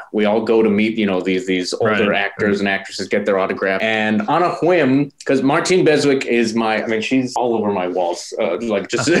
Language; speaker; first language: English; native; English